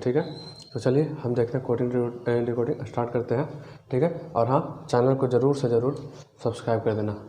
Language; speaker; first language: Hindi; native; Hindi